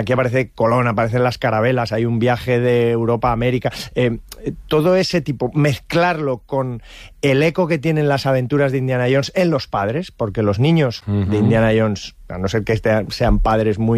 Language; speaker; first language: Spanish; native; Spanish